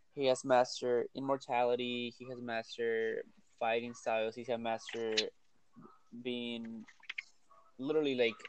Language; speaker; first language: English; early bilingual, other home language; Spanish